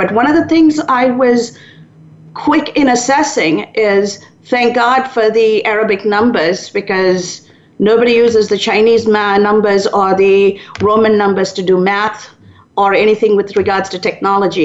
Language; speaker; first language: English; non-native, local second language; Tamil